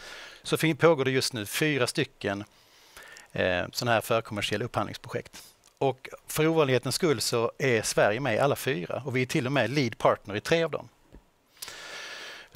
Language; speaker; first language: Swedish; native; Swedish